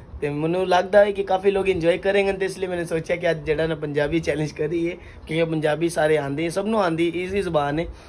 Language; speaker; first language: Punjabi; non-native, local second language; Urdu